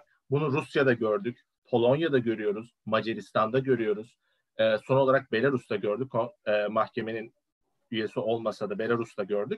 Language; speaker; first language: Turkish; native; Turkish